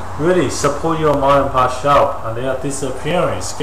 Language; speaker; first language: English; non-native, learner; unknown